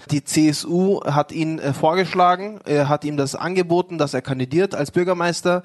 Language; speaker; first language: German; native; German